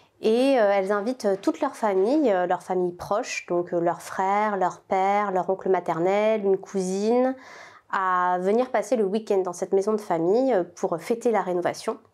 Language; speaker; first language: French; native; French